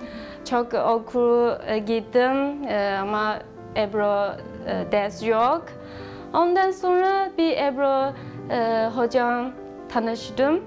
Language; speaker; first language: Turkish; non-native, learner; Chinese